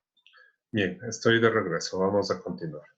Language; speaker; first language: Spanish; native; Spanish